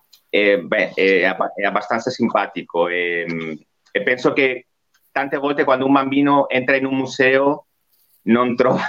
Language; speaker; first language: Italian; non-native, fluent; Spanish